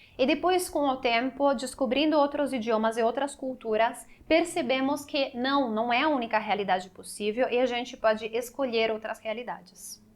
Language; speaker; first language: Portuguese; non-native, fluent; Italian